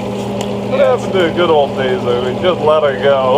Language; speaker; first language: English; native; English